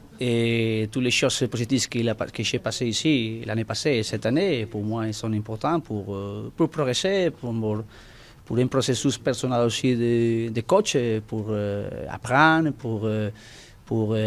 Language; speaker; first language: French; non-native, learner; Spanish